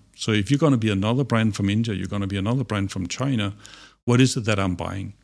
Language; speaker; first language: English; non-native, fluent; Danish